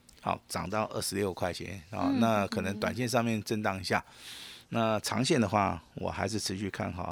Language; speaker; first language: Chinese; native; Chinese